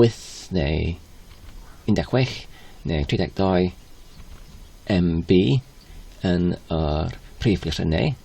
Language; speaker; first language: Welsh; non-native, learner; Polish